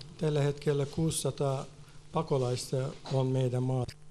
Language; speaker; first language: Finnish; non-native, fluent; Turkish